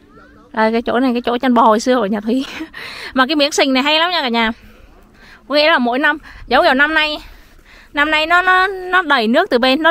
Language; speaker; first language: Vietnamese; native; Vietnamese